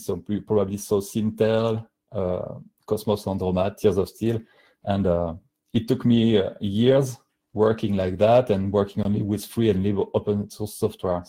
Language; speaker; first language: English; non-native, fluent; French